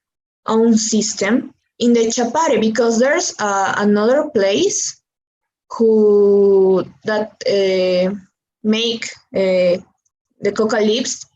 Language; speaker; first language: English; non-native, learner; Spanish